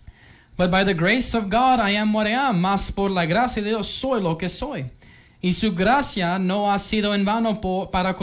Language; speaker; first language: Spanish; early bilingual, heritage; English